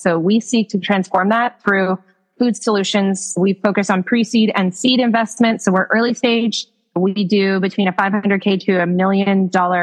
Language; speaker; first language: English; native; English